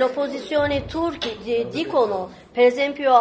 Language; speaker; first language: Italian; non-native, fluent; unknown